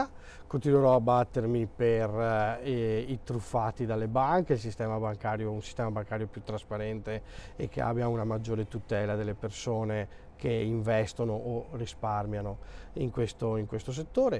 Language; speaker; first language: Italian; native; Italian